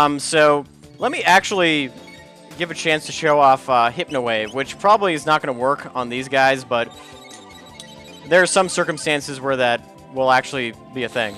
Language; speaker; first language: English; native; English